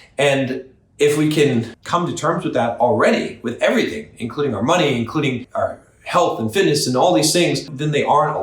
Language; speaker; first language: English; native; English